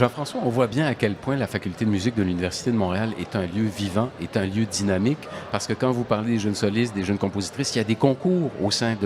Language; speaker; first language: French; native; French